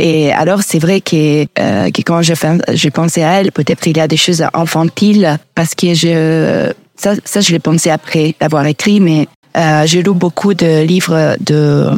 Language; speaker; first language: French; non-native, learner; Italian